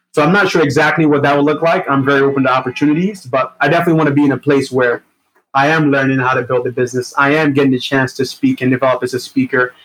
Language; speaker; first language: English; native; English